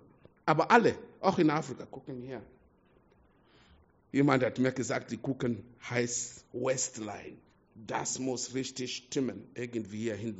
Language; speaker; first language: German; non-native, fluent; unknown